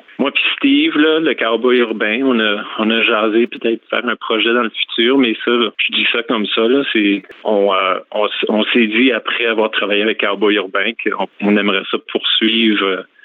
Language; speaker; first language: French; native; French